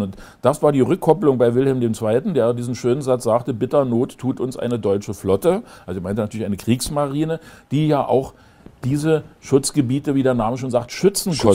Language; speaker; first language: German; native; German